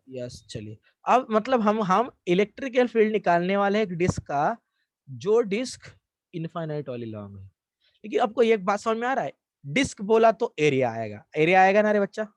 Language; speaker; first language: Hindi; non-native, local second language; Marathi